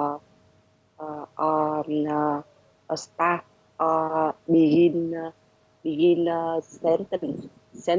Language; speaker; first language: English; non-native, learner; Vietnamese